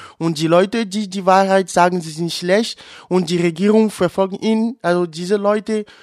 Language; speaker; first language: German; non-native, learner; Ewe